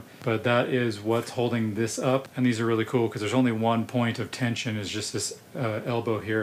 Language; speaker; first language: English; native; English